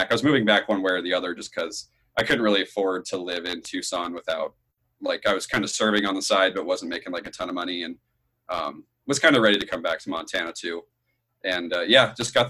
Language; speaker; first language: English; native; English